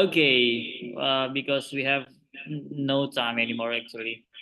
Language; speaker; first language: English; non-native, learner; Indonesian